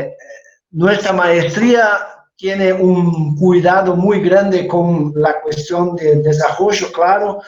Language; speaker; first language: Spanish; non-native, fluent; Portuguese